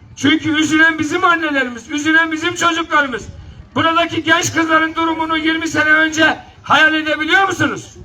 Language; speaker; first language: Turkish; non-native, local second language; Kurdish